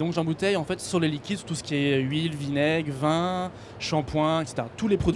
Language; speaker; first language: French; native; French